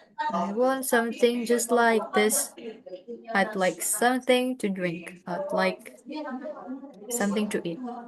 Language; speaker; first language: English; non-native, fluent; Indonesian